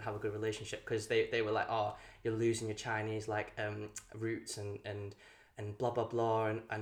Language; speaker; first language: English; non-native, local second language; Cantonese